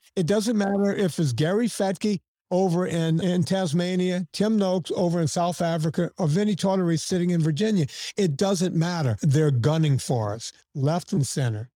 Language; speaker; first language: English; native; English